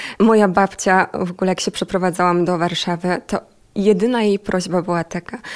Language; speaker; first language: Polish; native; Polish